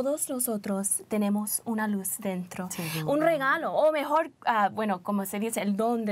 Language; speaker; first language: Spanish; early bilingual, heritage; Spanish